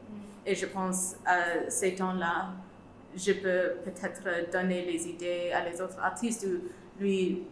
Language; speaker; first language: French; non-native, learner; English